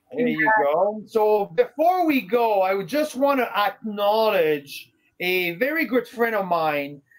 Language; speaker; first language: English; non-native, fluent; French